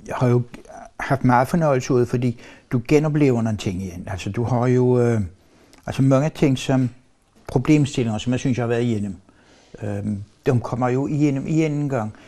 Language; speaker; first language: Danish; native; Danish